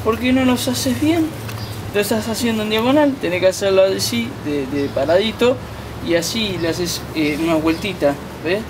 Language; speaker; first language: Spanish; native; Spanish